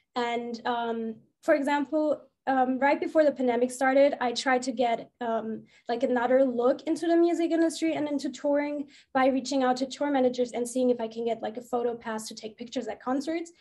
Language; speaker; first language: English; non-native, fluent; German